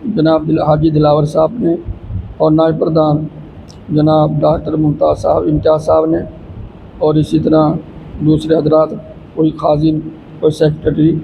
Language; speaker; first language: Urdu; non-native, local second language; Punjabi